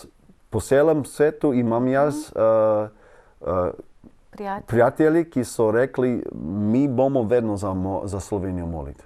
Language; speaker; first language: Slovenian; non-native, learner; English